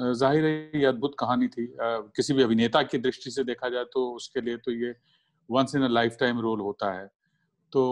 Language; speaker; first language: Hindi; native; Hindi